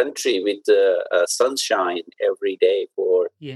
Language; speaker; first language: English; non-native, local second language; Urdu